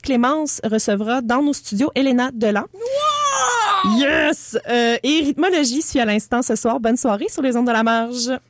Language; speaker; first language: French; native; French